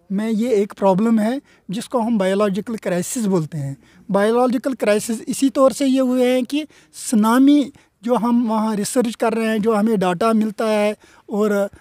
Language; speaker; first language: Urdu; non-native, local second language; Kashmiri